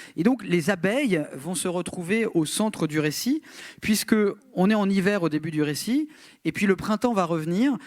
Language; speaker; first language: French; native; French